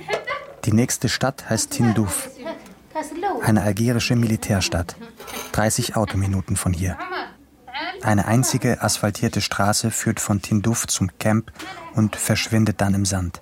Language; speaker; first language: German; native; German